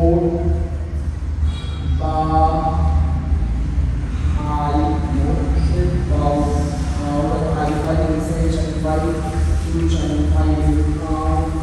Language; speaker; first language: Vietnamese; non-native, learner; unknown